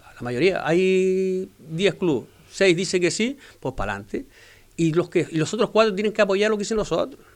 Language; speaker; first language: Spanish; native; Spanish